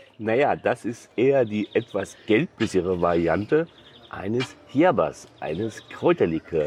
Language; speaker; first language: German; native; German